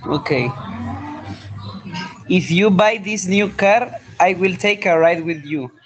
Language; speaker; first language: English; non-native, learner; Spanish